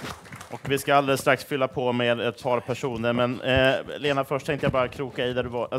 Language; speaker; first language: Swedish; native; Swedish